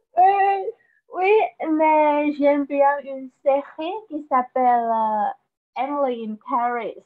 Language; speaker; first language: French; non-native, learner; Chinese